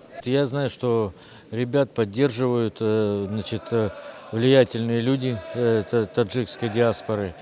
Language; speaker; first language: Russian; native; Russian